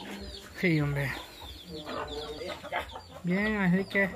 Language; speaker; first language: Spanish; native; Spanish